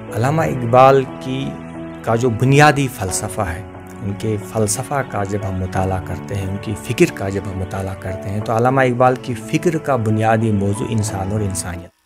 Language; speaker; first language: Urdu; non-native, local second language; Kashmiri